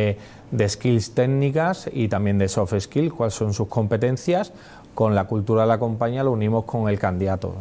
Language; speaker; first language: Spanish; native; Spanish